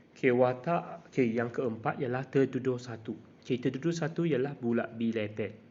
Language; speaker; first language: Malay; non-native, local second language; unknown